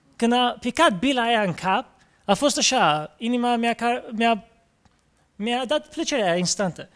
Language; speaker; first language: Romanian; early bilingual, heritage; Romanian